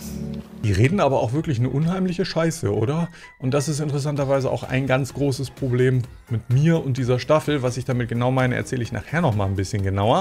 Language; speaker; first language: German; native; German